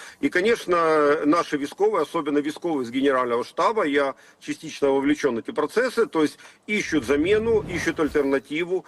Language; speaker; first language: Russian; native; Russian